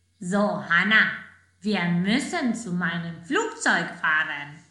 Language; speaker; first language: German; non-native, fluent; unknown